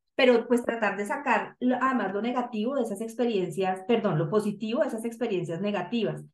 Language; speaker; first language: Spanish; native; Spanish